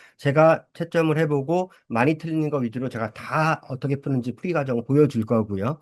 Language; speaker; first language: Korean; early bilingual, heritage; Korean